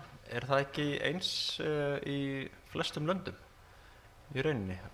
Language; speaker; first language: Icelandic; non-native, learner; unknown